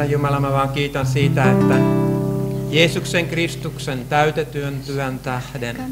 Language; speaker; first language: Finnish; native; Finnish